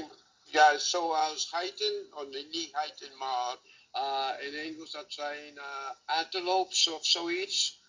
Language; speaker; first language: Dutch; non-native, learner; English